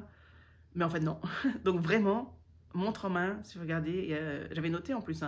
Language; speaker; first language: French; native; French